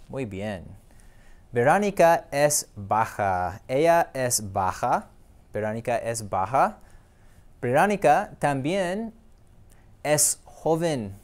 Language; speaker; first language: Spanish; non-native, fluent; English